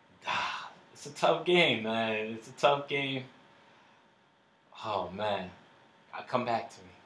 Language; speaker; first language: English; native; English